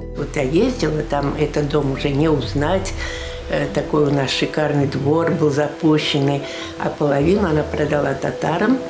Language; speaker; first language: Russian; non-native, local second language; Crimean Tatar